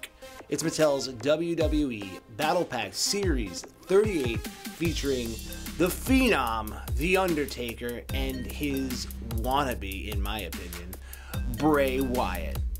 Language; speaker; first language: English; native; English